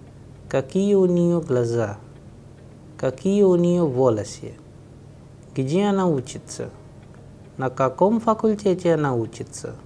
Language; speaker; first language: Russian; non-native, fluent; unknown